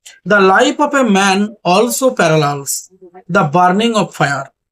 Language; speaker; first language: English; non-native, local second language; Bangla